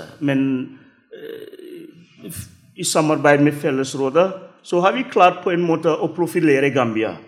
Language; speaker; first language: Norwegian; non-native, fluent; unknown